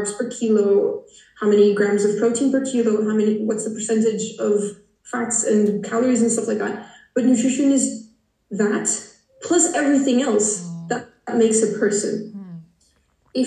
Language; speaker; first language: English; non-native, fluent; Portuguese